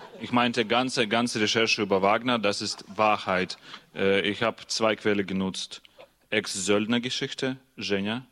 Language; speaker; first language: German; non-native, learner; Russian